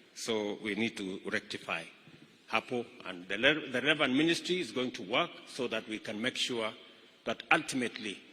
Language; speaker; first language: English; non-native, local second language; Kalenjin